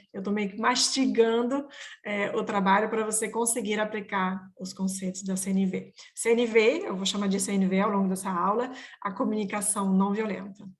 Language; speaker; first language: Portuguese; non-native, fluent; French